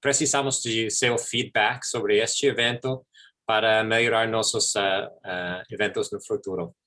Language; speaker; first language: Portuguese; non-native, fluent; English